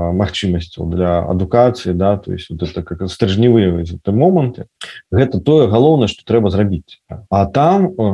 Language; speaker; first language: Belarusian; non-native, local second language; Russian